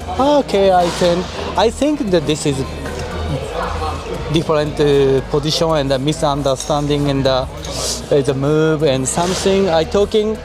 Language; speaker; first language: English; non-native, learner; Japanese